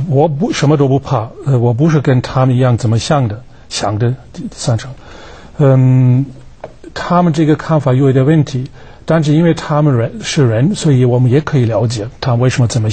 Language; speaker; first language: Chinese; non-native, fluent; German